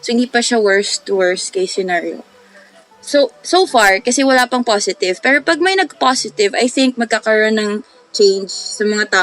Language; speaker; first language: Filipino; non-native, local second language; Cebuano